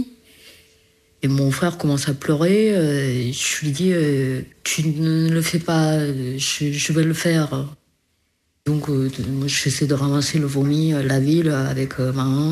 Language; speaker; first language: French; early bilingual, other home language; Korean